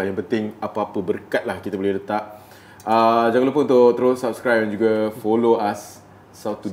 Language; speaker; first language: Malay; native; Malay